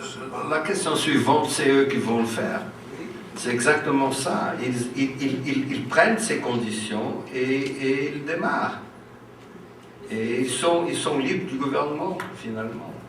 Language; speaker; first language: French; non-native, fluent; Portuguese